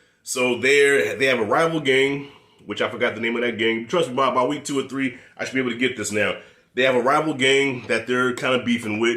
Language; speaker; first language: English; native; English